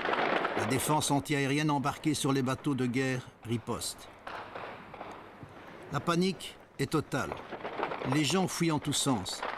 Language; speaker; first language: French; native; French